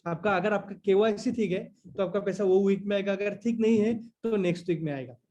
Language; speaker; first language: Hindi; non-native, local second language; Assamese